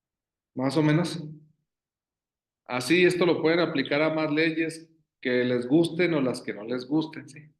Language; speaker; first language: Spanish; native; Spanish